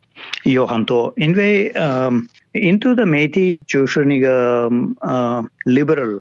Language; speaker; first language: Chinese; non-native, fluent; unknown